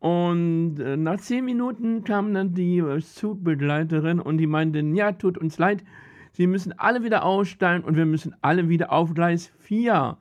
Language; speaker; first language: German; native; German